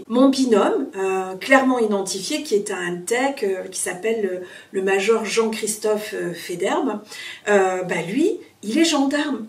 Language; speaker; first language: French; native; French